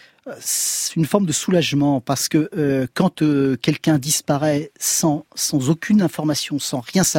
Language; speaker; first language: French; native; French